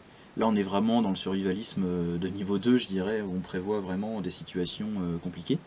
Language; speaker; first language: French; native; French